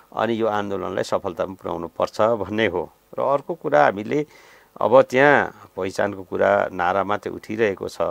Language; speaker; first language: Nepali; native; Nepali